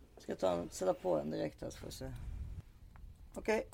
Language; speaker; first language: Swedish; native; Swedish